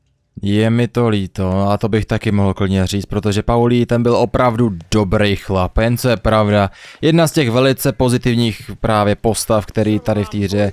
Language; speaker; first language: Czech; native; Czech